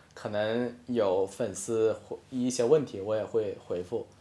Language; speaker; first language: Chinese; non-native, local second language; Min Nan Chinese